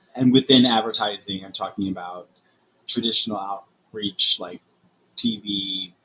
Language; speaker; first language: English; native; English